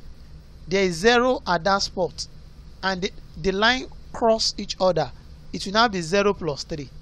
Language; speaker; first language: English; non-native, local second language; Yoruba